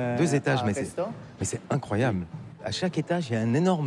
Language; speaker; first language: French; native; French